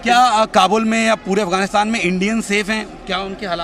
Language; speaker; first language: Hindi; native; Hindi